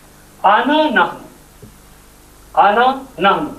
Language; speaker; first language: Arabic; non-native, fluent; Urdu